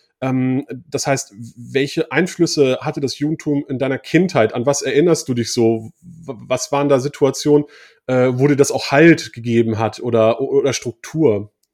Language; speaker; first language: German; native; German